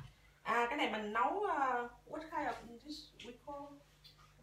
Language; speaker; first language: English; non-native, learner; Vietnamese